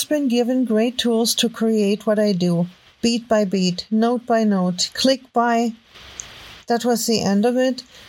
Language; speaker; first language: English; non-native, fluent; German